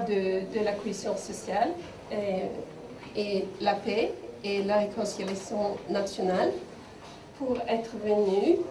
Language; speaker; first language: French; non-native, fluent; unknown